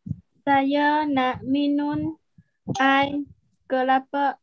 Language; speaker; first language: Indonesian; non-native, learner; Vietnamese